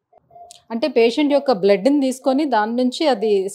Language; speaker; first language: Telugu; native; Telugu